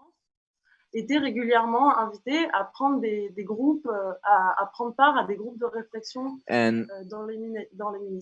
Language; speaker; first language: French; native; French